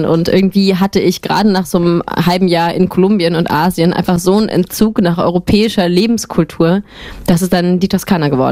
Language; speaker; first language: German; native; German